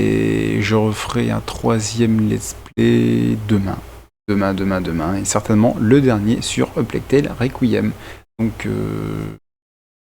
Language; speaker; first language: French; native; French